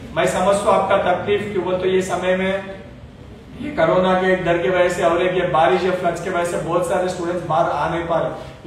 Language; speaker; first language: Hindi; non-native, local second language; Telugu